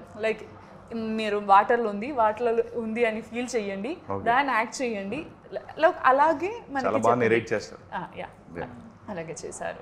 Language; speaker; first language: Telugu; non-native, learner; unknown